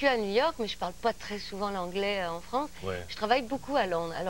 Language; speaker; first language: French; native; French